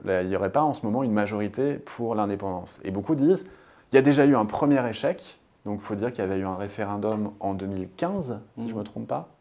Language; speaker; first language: French; native; French